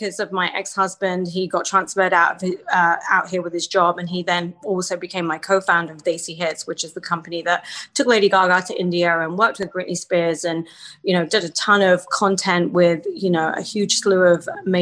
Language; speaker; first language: English; native; English